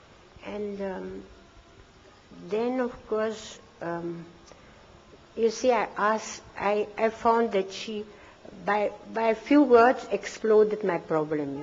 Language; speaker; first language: English; non-native, fluent; German